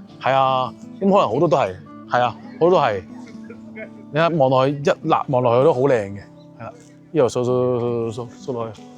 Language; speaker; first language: Cantonese; native; Cantonese